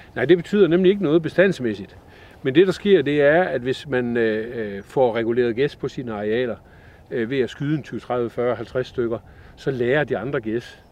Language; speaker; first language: Danish; native; Danish